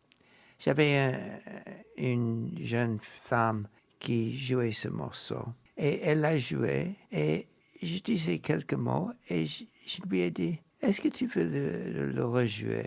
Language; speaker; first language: French; non-native, fluent; English